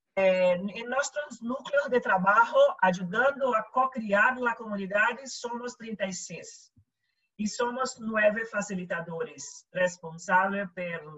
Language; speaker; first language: Spanish; non-native, local second language; Portuguese